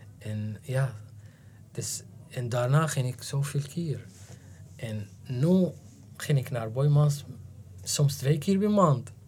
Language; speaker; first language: Dutch; non-native, learner; Arabic